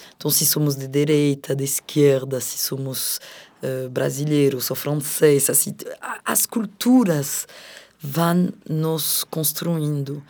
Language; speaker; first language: Portuguese; non-native, fluent; French